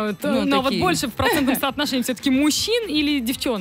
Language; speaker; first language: Russian; native; Russian